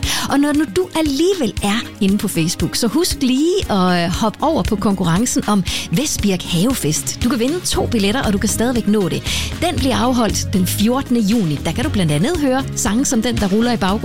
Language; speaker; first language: Danish; native; Danish